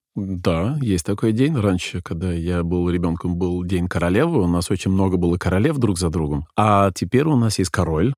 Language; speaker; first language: Russian; non-native, fluent; Dutch